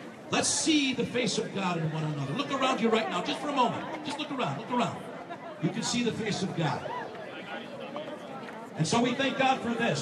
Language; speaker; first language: English; native; English